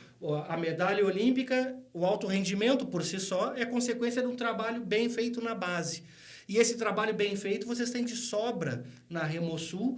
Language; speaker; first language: Portuguese; native; Portuguese